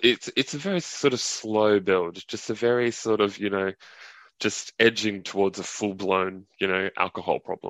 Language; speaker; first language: English; native; English